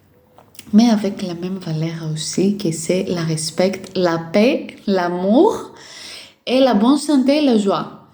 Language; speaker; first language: French; non-native, fluent; Greek